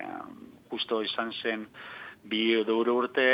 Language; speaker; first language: Basque; non-native, local second language; Spanish